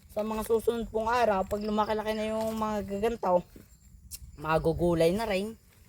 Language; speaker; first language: Filipino; native; Filipino